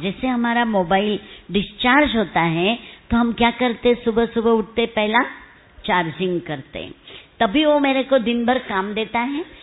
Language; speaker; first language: Hindi; non-native, local second language; Marathi